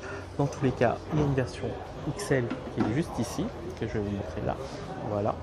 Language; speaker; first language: French; native; French